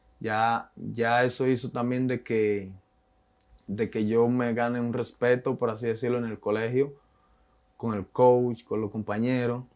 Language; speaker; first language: Spanish; native; Spanish